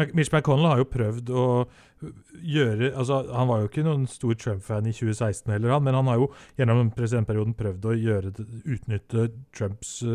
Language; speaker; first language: Norwegian; native; Norwegian